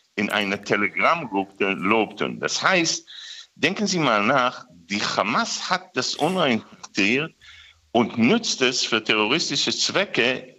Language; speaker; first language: German; non-native, fluent; Hebrew